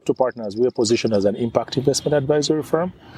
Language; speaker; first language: English; non-native, local second language; Ganda